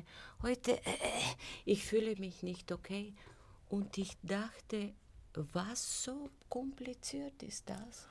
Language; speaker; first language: German; non-native, fluent; Bulgarian